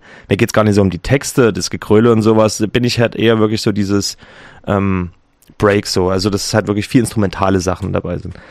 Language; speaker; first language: German; native; German